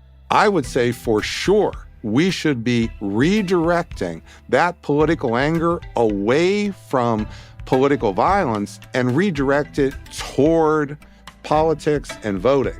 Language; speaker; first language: English; native; English